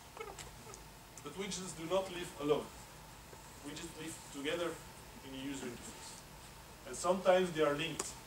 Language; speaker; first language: English; non-native, fluent; Dutch